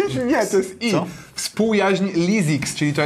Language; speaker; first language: Polish; native; Polish